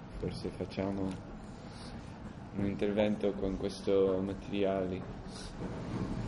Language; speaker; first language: Italian; non-native, learner; English